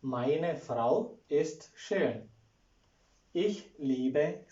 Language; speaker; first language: German; non-native, fluent; Malayalam